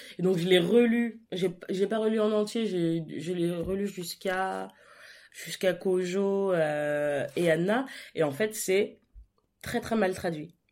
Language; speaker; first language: French; native; French